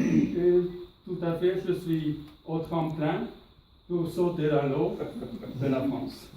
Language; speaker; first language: French; non-native, fluent; Norwegian